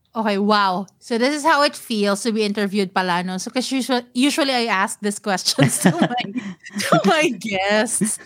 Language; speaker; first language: English; non-native, local second language; Filipino